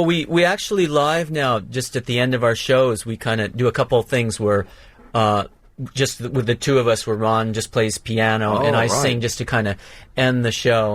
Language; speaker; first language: English; native; English